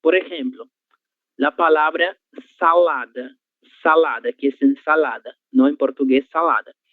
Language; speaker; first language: Spanish; non-native, learner; Portuguese